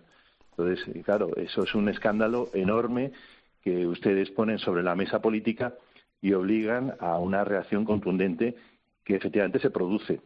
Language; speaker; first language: Spanish; native; Spanish